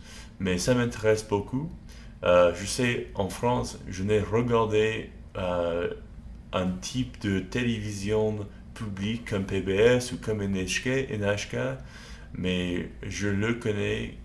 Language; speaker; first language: French; non-native, learner; English